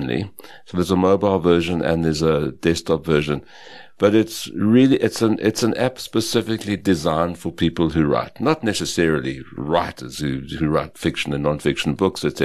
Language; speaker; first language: English; native; English